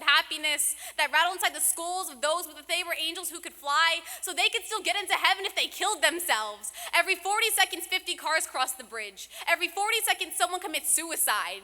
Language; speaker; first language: English; native; English